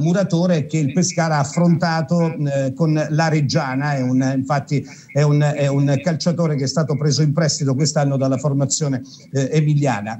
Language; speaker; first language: Italian; native; Italian